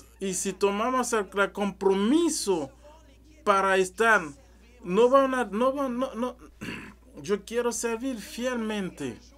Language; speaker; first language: Spanish; non-native, learner; French